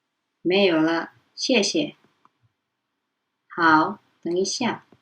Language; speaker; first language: Chinese; non-native, fluent; Indonesian